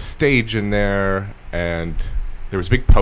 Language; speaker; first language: English; native; English